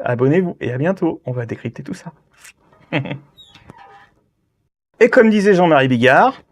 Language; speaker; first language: French; native; French